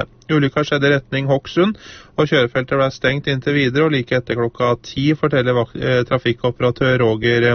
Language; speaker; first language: Norwegian; native; Norwegian